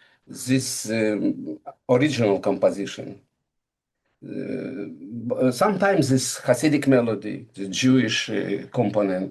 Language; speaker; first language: English; non-native, learner; Russian